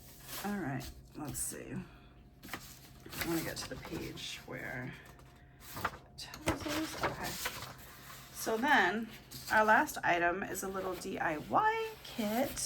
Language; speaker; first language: English; native; English